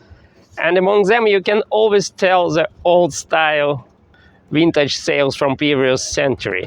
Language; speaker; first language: English; non-native, fluent; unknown